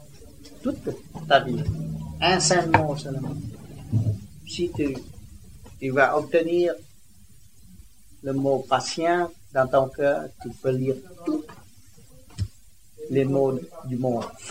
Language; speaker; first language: French; non-native, learner; Vietnamese